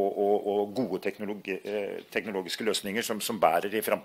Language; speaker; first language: Norwegian; native; Norwegian